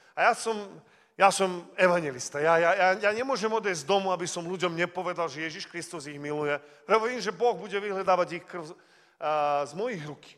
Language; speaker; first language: Slovak; early bilingual, heritage; Slovak